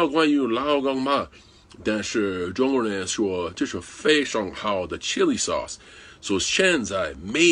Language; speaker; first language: Chinese; non-native, learner; English